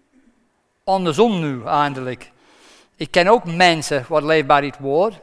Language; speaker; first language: Dutch; non-native, fluent; English